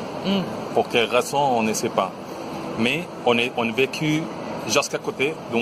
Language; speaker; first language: French; non-native, fluent; Spanish